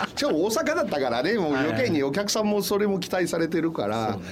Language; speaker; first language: Japanese; non-native, fluent; French